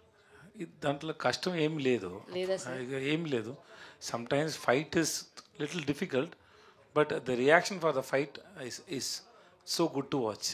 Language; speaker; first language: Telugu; non-native, learner; Tamil